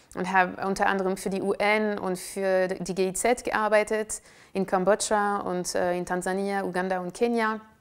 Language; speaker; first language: German; non-native, fluent; French